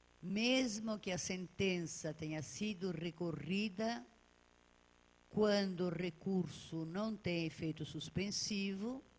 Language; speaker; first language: Portuguese; native; Portuguese